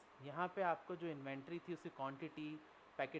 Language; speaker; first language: Hindi; native; Hindi